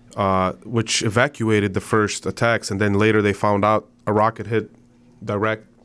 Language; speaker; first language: English; non-native, fluent; Ukrainian